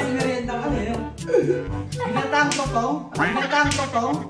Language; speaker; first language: Filipino; native; Filipino